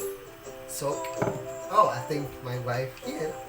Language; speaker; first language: English; non-native, learner; Indonesian